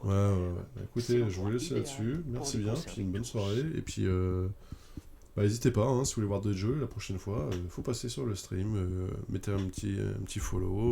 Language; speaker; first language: French; native; French